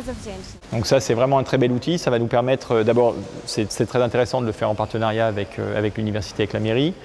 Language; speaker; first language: French; native; French